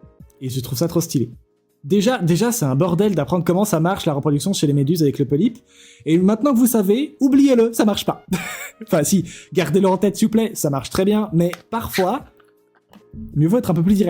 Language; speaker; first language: French; native; French